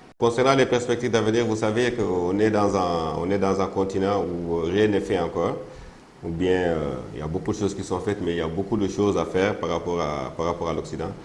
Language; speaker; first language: French; non-native, local second language; Soninke